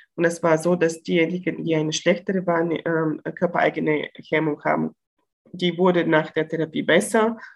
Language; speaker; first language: German; non-native, fluent; Bulgarian